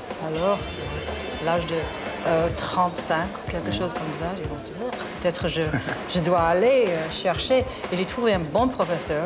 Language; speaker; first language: French; non-native, learner; English